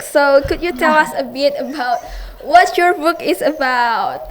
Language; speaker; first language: English; non-native, fluent; Indonesian